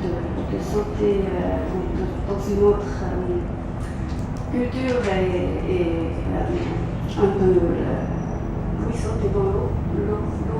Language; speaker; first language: French; non-native, local second language; German